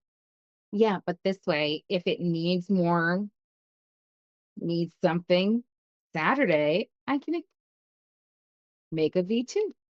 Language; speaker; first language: English; native; English